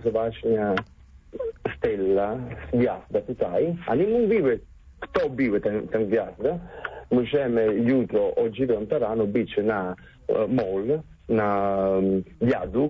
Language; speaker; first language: Polish; non-native, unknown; Italian